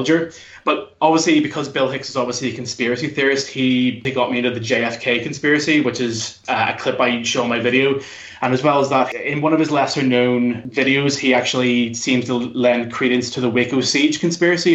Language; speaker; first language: English; native; English